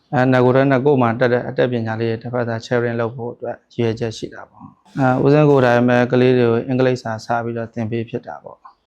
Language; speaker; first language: Burmese; native; Burmese